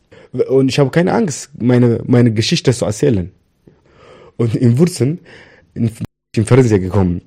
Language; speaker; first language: German; non-native, learner; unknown